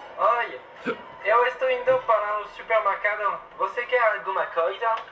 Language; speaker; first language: Portuguese; non-native, learner; French